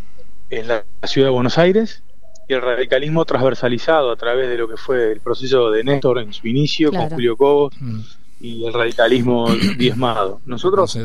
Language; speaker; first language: Spanish; native; Spanish